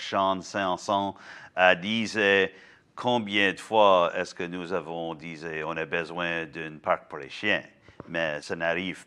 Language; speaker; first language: French; non-native, learner; English